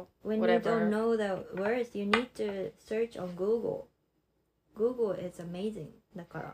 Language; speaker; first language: English; non-native, fluent; Japanese